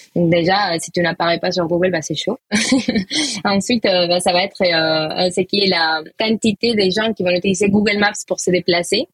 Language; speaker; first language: French; non-native, fluent; Spanish